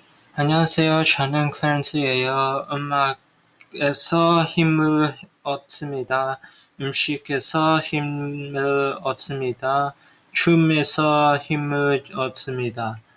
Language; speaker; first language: Korean; non-native, learner; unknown